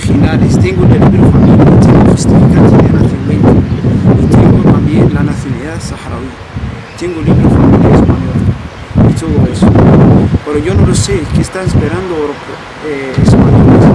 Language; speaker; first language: Spanish; non-native, learner; Arabic